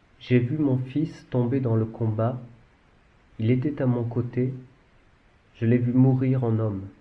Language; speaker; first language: French; native; French